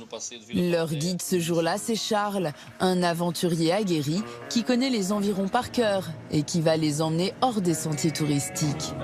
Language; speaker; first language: French; native; French